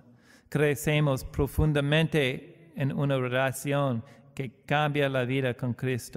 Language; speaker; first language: Spanish; non-native, learner; English